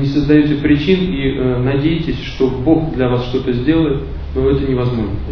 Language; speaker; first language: Russian; native; Russian